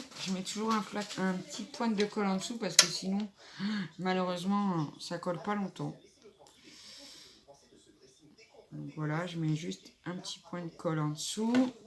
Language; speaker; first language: French; native; French